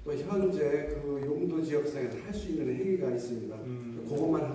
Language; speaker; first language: Korean; native; Korean